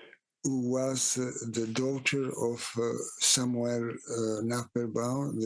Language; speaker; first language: English; non-native, fluent; Italian